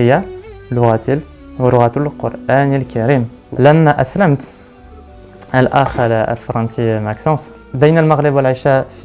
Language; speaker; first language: Arabic; non-native, learner; French